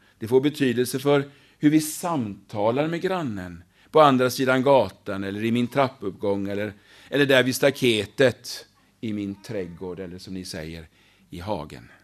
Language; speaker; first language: Swedish; native; Swedish